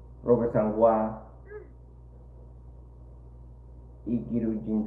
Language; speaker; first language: Japanese; non-native, learner; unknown